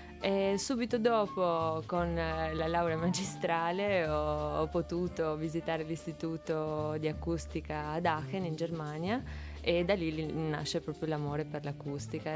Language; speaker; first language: Italian; non-native, fluent; Albanian